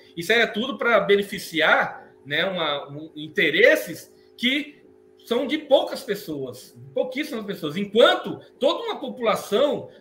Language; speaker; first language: Portuguese; native; Portuguese